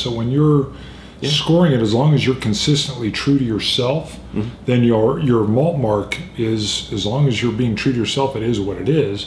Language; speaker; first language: English; native; English